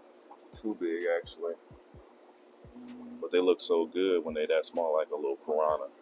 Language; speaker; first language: English; native; English